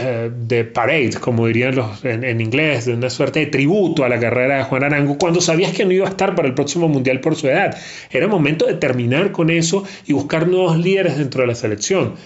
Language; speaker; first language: Spanish; native; Spanish